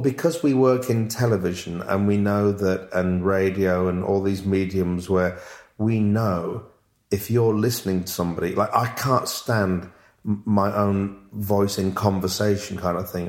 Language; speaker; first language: English; native; English